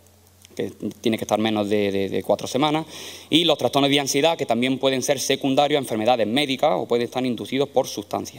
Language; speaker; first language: Spanish; native; Spanish